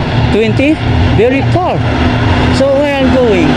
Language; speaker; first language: English; early bilingual, heritage; English